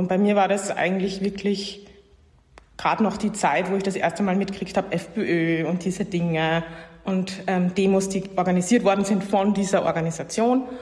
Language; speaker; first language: German; native; German